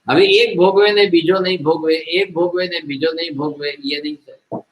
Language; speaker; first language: Hindi; non-native, local second language; Gujarati